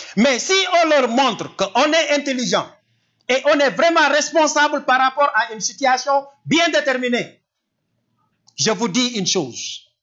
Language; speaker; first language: French; non-native, local second language; Wolof